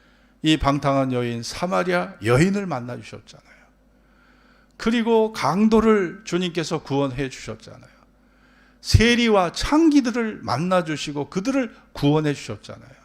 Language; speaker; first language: Korean; native; Korean